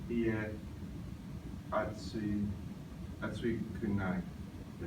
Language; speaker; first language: Japanese; non-native, learner; English